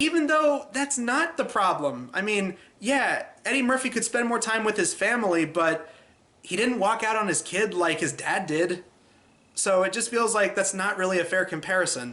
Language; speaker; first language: English; native; English